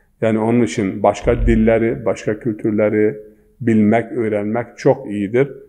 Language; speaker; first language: Turkish; non-native, local second language; Zaza